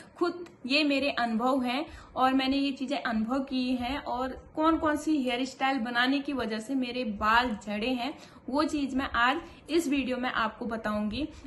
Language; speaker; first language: Hindi; native; Hindi